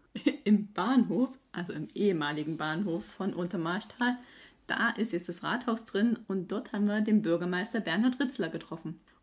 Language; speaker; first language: German; native; German